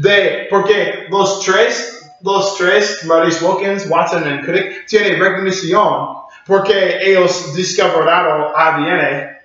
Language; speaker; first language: Spanish; non-native, learner; English